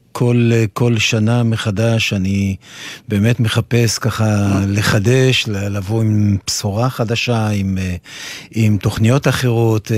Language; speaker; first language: Hebrew; non-native, fluent; French